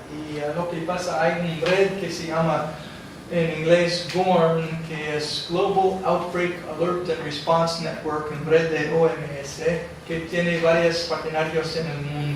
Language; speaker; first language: Spanish; non-native, fluent; English